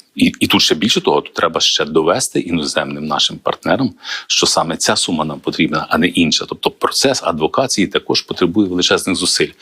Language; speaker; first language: Ukrainian; native; Ukrainian